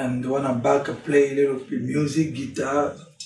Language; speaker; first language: English; non-native, learner; French